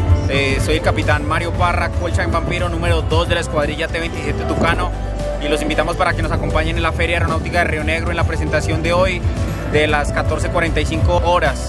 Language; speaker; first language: Spanish; native; Spanish